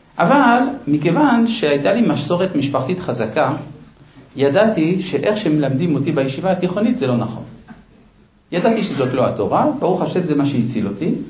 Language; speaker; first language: Hebrew; non-native, fluent; Spanish